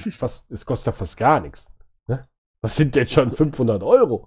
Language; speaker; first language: German; native; German